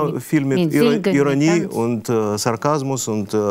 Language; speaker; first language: German; non-native, fluent; Russian